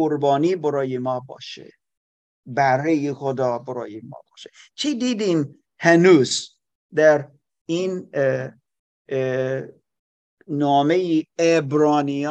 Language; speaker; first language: Persian; non-native, fluent; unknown